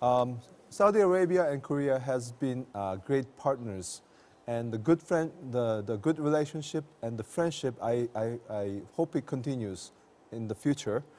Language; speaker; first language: English; non-native, fluent; Korean